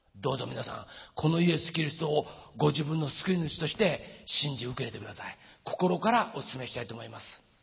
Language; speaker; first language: Japanese; native; Japanese